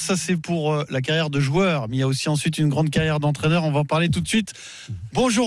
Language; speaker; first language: French; native; French